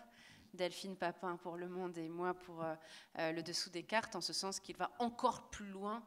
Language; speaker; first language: French; native; French